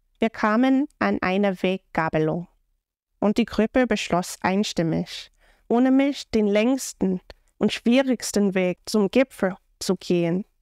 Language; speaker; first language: German; non-native, fluent; English